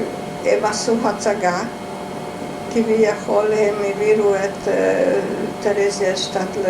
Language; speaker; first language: Hebrew; non-native, fluent; Hungarian